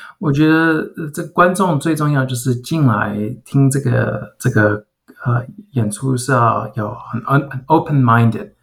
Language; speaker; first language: Chinese; early bilingual, heritage; Chinese